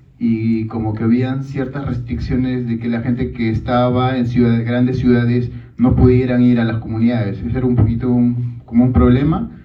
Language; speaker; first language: Spanish; non-native, local second language; Quechua